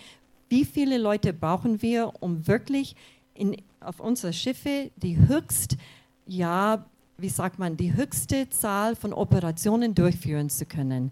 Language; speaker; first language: German; non-native, fluent; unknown